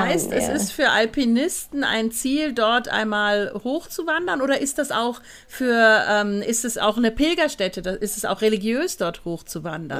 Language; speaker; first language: German; native; German